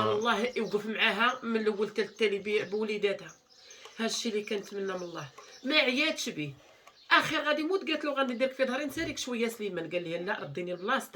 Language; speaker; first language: Arabic; native; Arabic